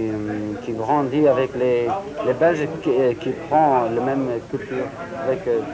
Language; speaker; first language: French; non-native, learner; Syriac